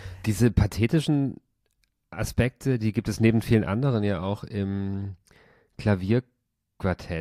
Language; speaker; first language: German; native; German